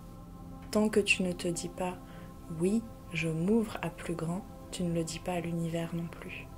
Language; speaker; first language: French; native; French